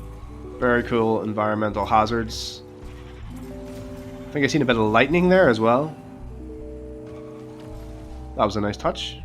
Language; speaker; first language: English; native; English